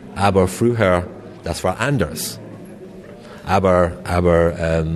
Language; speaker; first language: German; non-native, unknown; English